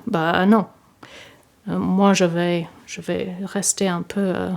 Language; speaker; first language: French; non-native, fluent; English